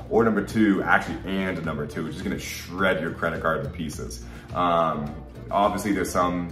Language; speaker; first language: English; native; English